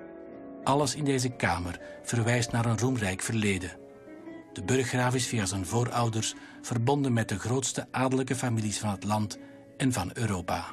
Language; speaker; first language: Dutch; native; Dutch